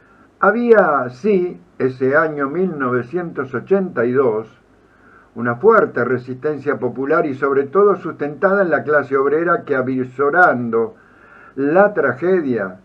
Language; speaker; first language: Spanish; native; Spanish